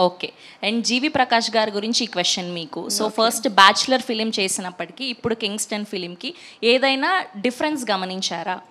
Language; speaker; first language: Telugu; native; Telugu